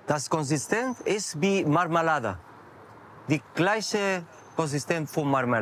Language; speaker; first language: German; non-native, learner; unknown